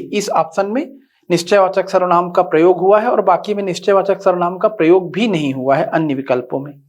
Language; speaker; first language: Hindi; native; Hindi